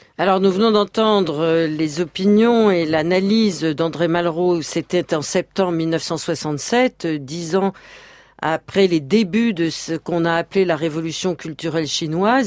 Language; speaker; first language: French; native; French